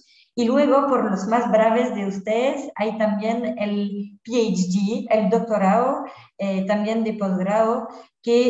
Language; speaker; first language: Spanish; non-native, fluent; French